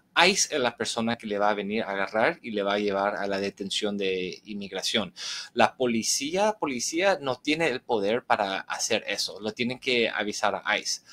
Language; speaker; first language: Spanish; early bilingual, heritage; Spanish